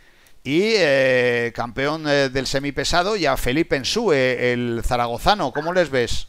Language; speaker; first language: Spanish; native; Spanish